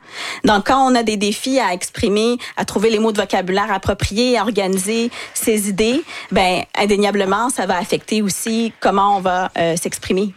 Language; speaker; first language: French; native; French